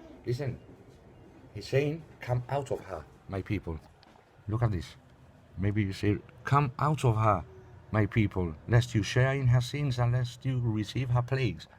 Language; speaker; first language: English; non-native, fluent; Spanish